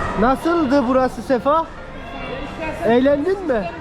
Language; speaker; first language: Turkish; native; Turkish